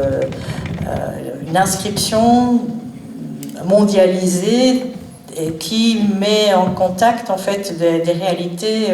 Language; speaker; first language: French; native; French